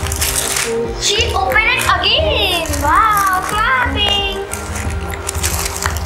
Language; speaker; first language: English; non-native, local second language; Hindi